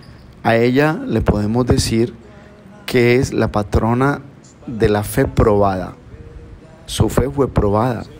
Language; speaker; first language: Spanish; native; Spanish